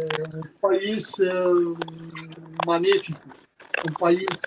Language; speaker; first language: Portuguese; non-native, fluent; Arabic